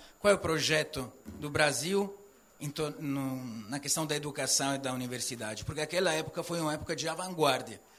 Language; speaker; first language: Portuguese; non-native, fluent; Italian